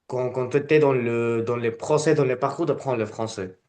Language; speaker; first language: French; non-native, fluent; Spanish